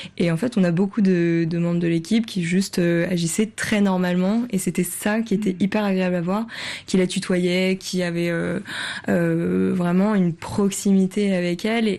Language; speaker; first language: French; native; French